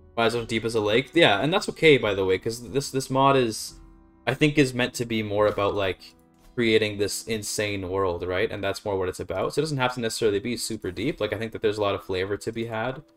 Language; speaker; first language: English; native; English